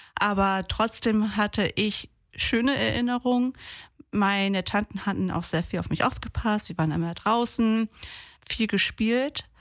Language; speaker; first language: German; early bilingual, other home language; Portuguese